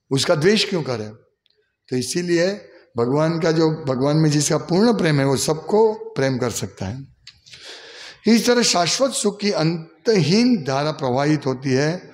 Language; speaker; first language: Hindi; non-native, local second language; Gujarati